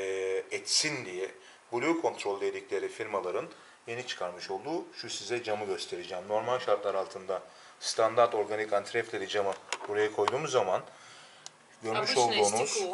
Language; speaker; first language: Turkish; native; Turkish